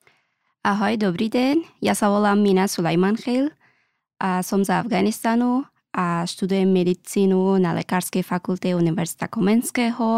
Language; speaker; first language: Slovak; non-native, learner; Pashto